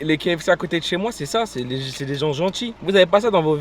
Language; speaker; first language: French; native; French